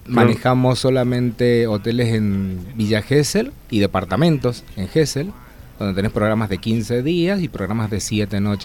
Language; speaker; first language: Spanish; native; Spanish